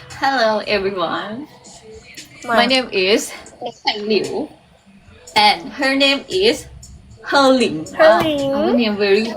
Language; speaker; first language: English; non-native, learner; Thai